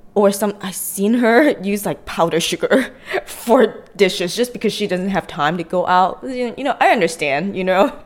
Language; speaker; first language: English; non-native, local second language; Cantonese